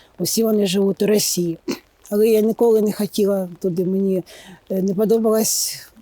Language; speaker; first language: Ukrainian; non-native, local second language; Russian